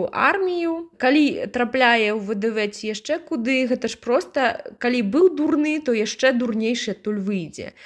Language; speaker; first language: Belarusian; native; Belarusian